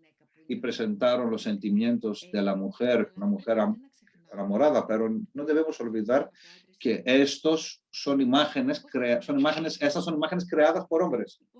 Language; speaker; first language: Spanish; non-native, fluent; Greek